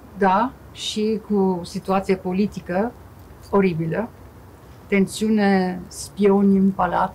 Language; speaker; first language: Romanian; non-native, fluent; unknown